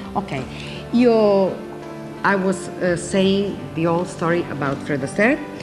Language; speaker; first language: English; non-native, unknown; Italian